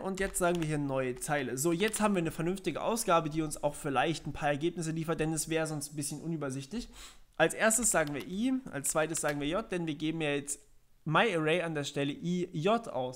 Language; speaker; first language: German; native; German